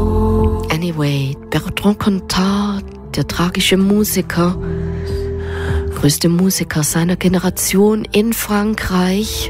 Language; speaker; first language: German; native; German